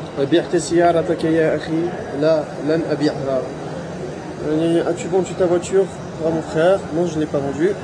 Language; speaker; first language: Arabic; non-native, learner; French